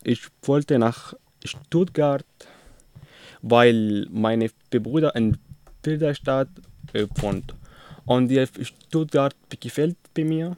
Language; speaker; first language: German; non-native, learner; Arabic